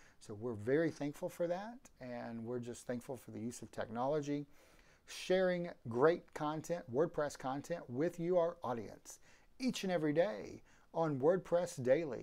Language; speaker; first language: English; native; English